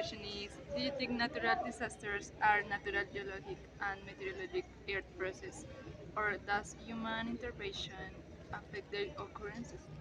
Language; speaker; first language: English; non-native, learner; Spanish